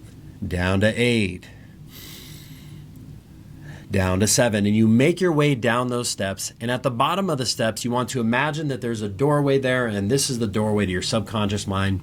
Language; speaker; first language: English; native; English